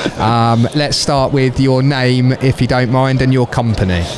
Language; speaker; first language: English; native; English